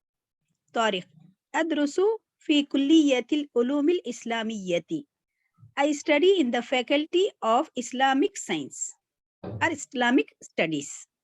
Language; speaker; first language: English; non-native, learner; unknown